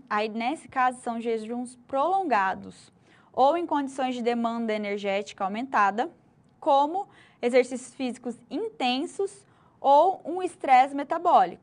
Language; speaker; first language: Portuguese; native; Portuguese